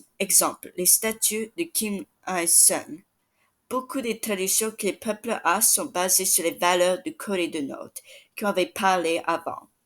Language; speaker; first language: French; non-native, learner; English